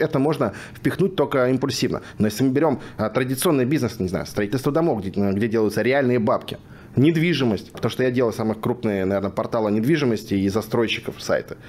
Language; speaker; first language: Russian; native; Russian